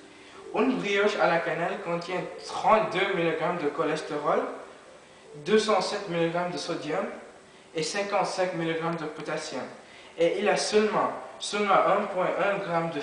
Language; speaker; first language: French; non-native, learner; English